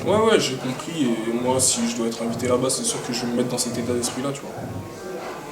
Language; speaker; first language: French; native; French